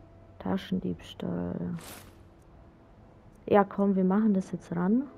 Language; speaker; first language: German; native; German